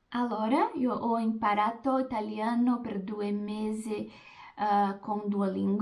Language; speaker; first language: Italian; non-native, learner; Portuguese